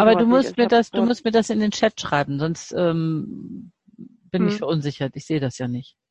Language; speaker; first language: German; native; German